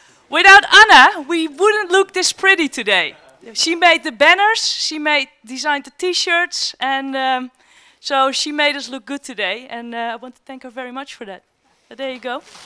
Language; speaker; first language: English; non-native, fluent; Dutch